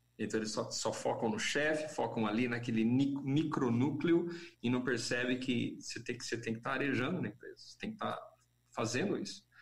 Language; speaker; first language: Portuguese; native; Portuguese